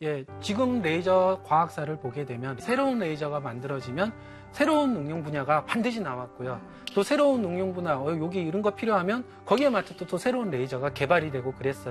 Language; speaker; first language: Korean; native; Korean